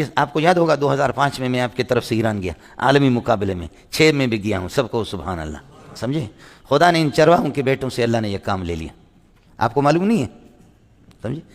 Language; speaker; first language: Urdu; non-native, local second language; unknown